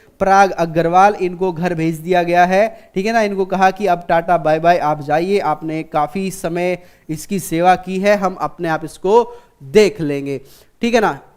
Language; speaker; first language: Hindi; native; Hindi